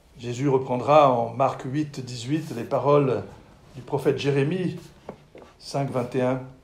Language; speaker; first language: French; native; French